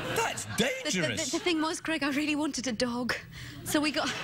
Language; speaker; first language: English; native; English